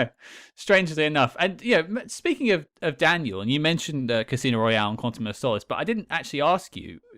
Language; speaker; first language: English; native; English